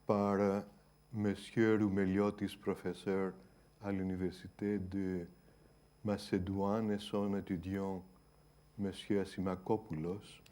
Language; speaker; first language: French; non-native, fluent; Greek